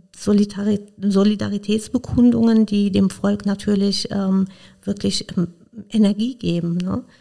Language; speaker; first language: German; non-native, fluent; Persian